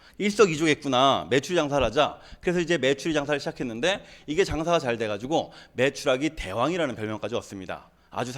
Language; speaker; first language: Korean; native; Korean